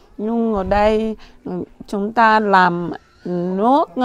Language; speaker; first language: Vietnamese; non-native, learner; Portuguese